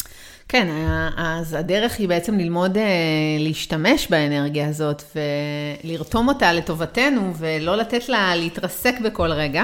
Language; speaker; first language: Hebrew; native; Hebrew